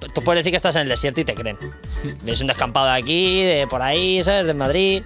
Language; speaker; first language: Spanish; native; Spanish